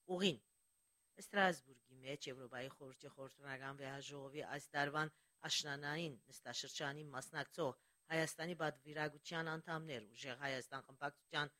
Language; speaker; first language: Armenian; early bilingual, heritage; Armenian